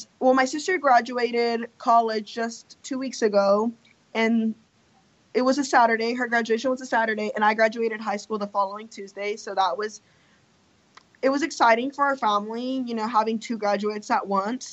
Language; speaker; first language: English; early bilingual, other home language; Spanish